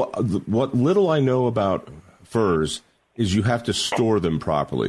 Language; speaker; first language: English; native; English